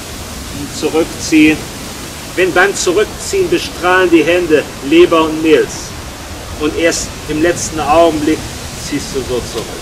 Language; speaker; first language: German; native; German